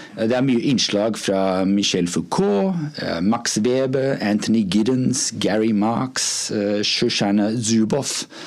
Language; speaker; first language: Norwegian; non-native, fluent; English